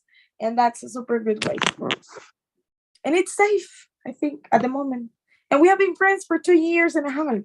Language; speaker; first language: English; non-native, fluent; Spanish